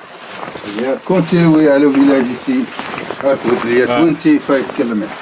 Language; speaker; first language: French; non-native, learner; Arabic